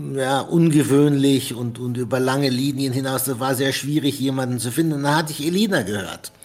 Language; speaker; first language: German; non-native, fluent; Arabic